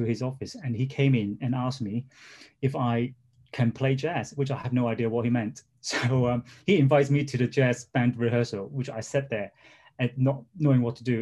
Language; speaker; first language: English; non-native, local second language; Cantonese